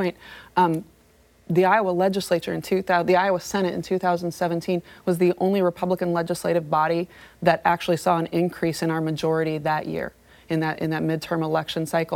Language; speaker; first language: English; native; English